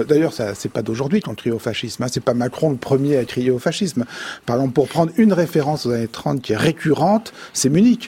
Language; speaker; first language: French; native; French